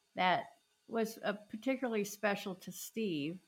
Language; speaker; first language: English; native; English